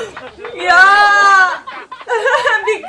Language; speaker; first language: Japanese; non-native, fluent; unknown